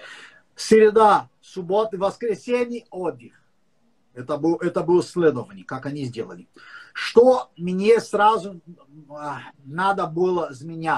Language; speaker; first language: Russian; non-native, learner; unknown